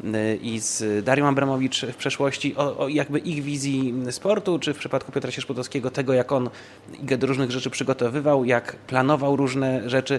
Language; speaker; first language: Polish; native; Polish